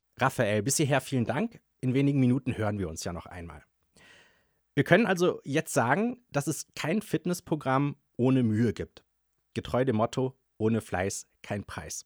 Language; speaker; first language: German; native; German